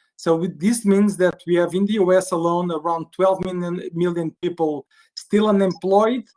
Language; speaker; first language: English; non-native, fluent; Portuguese